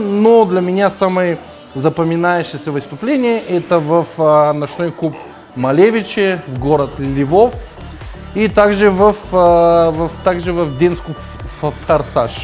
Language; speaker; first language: Russian; non-native, learner; Bulgarian